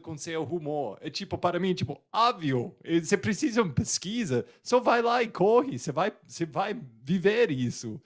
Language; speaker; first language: Portuguese; non-native, fluent; English